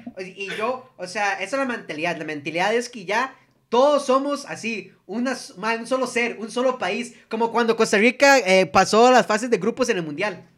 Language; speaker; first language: Spanish; native; Spanish